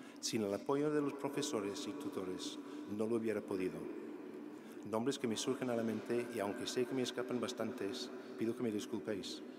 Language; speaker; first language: Spanish; non-native, fluent; English